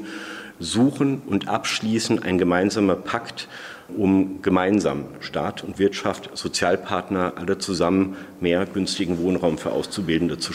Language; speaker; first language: German; native; German